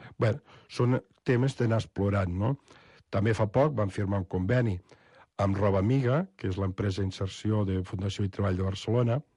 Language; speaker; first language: Catalan; native; Catalan